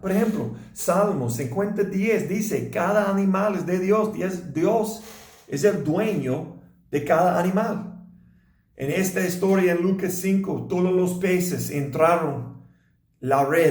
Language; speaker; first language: Spanish; non-native, learner; English